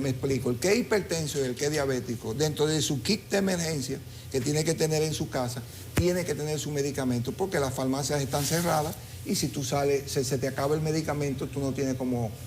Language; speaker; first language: Spanish; native; Spanish